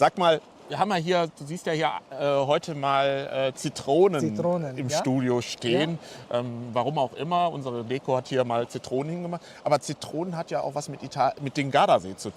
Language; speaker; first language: German; native; German